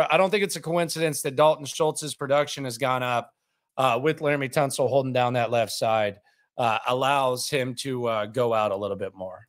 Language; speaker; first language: English; native; English